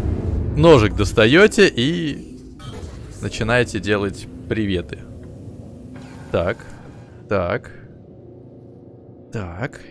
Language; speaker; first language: Russian; native; Russian